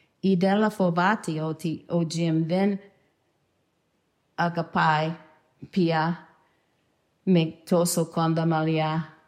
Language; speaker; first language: Greek; non-native, learner; English